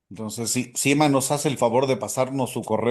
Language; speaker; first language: Spanish; native; Spanish